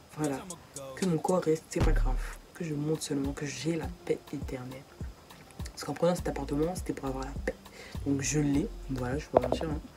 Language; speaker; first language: French; native; French